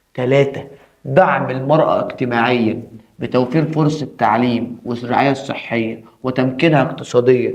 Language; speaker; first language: Arabic; native; Arabic